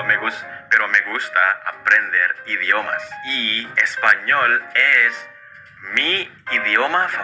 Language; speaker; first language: Spanish; non-native, learner; Indonesian